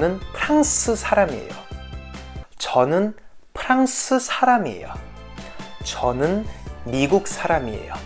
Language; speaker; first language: Korean; non-native, fluent; French